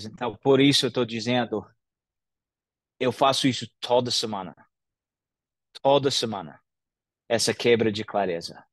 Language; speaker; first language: Portuguese; non-native, fluent; English